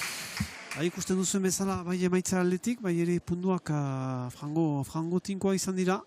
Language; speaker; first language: Basque; native; Basque